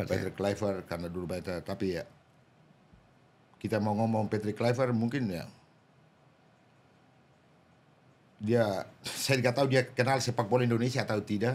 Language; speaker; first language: Indonesian; non-native, local second language; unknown